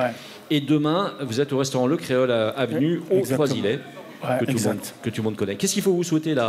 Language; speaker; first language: French; native; French